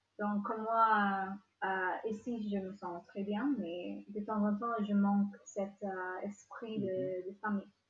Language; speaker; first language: French; non-native, fluent; English